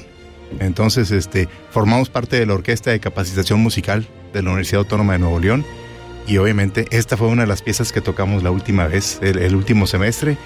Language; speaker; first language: Spanish; native; Spanish